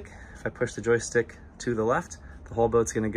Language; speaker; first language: English; native; English